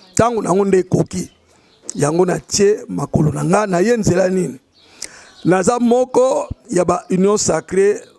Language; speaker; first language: Lingala; native; Lingala